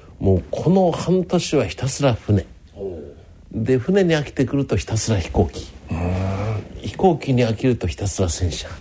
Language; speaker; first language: Japanese; native; Japanese